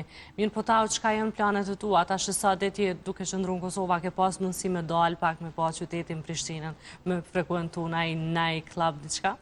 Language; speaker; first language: Albanian; native; Albanian